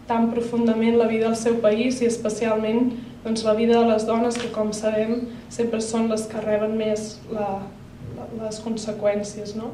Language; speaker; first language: Catalan; native; Catalan